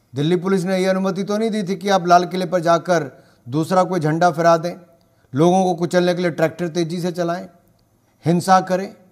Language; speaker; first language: Hindi; native; Hindi